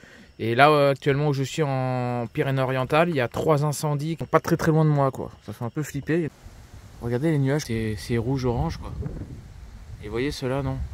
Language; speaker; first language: French; native; French